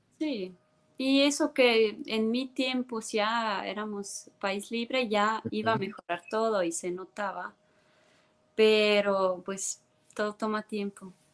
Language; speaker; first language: Spanish; non-native, fluent; Estonian